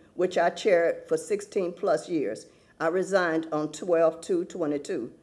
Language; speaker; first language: English; native; English